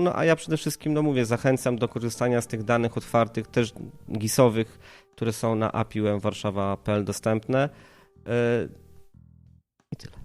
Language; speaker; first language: Polish; native; Polish